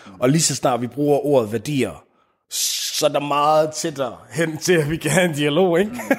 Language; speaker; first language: Danish; early bilingual, other home language; Arabic